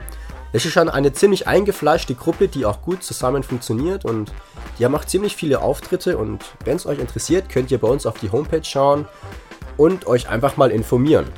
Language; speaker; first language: German; native; German